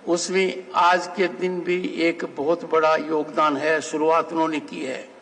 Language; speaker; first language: Hindi; native; Hindi